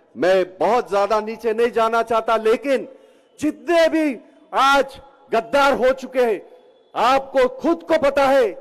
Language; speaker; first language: Hindi; non-native, local second language; Marathi